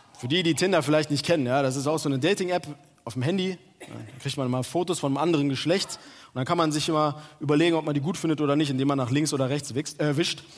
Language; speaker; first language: German; early bilingual, other home language; Turkish